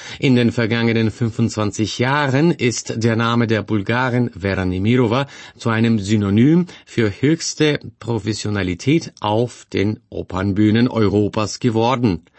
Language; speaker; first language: German; non-native, fluent; Bulgarian